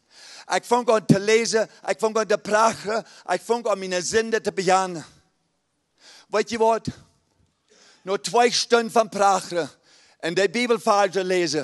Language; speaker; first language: German; early bilingual, heritage; Plautdietsch